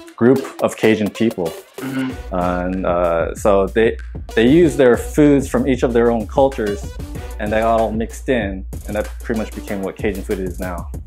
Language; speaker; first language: English; native; English